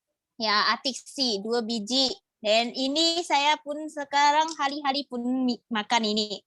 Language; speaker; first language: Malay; non-native, local second language; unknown